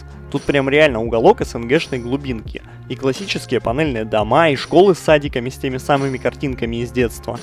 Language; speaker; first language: Russian; native; Russian